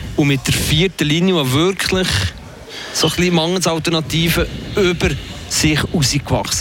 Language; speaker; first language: German; native; German